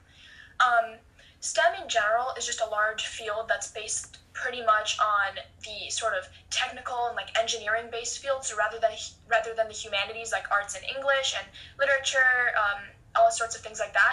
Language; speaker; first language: English; native; English